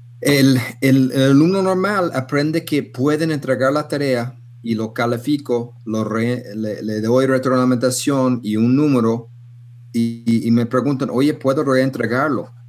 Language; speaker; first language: Spanish; non-native, fluent; English